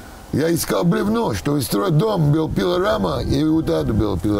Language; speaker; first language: Russian; non-native, learner; English